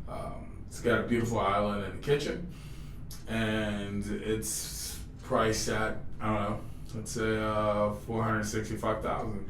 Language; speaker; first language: English; native; English